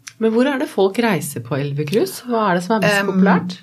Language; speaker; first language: Norwegian; native; Norwegian